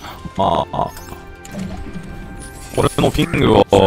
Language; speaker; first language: Japanese; non-native, learner; English